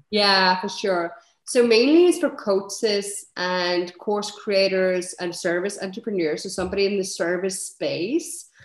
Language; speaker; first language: English; non-native, fluent; Icelandic